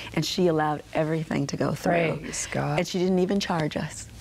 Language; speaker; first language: English; native; English